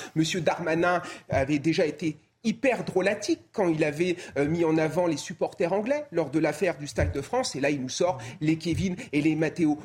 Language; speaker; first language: French; native; French